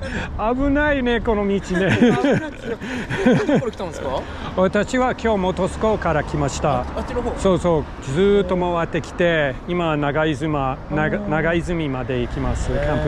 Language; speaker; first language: Japanese; non-native, learner; English